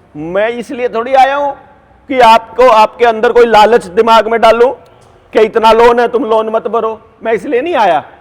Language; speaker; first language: Hindi; non-native, local second language; Punjabi